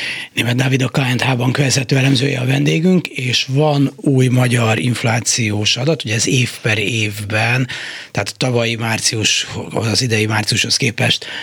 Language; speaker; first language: Hungarian; native; Hungarian